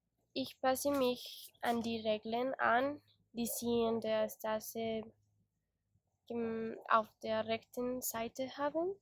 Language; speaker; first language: German; non-native, learner; Spanish